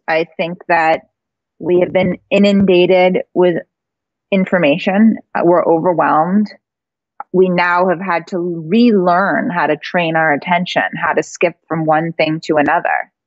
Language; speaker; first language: English; native; English